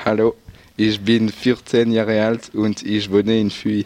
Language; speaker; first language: German; non-native, learner; French